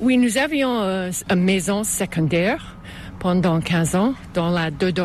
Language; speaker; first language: French; non-native, fluent; English